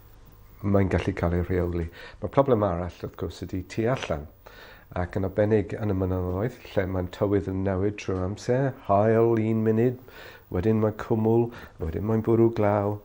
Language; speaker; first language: Welsh; non-native, fluent; English